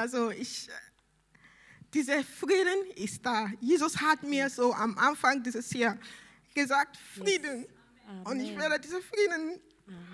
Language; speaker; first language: German; non-native, learner; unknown